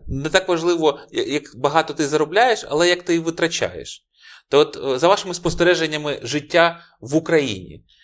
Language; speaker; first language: Ukrainian; native; Ukrainian